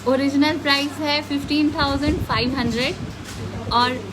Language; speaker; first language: Hindi; non-native, local second language; Telugu